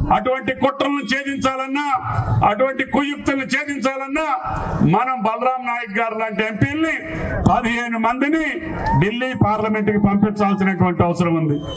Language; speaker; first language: Telugu; native; Telugu